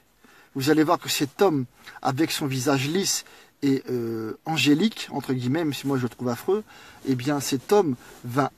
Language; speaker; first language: French; native; French